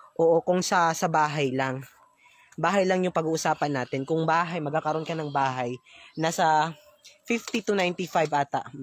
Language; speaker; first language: Filipino; non-native, local second language; Cebuano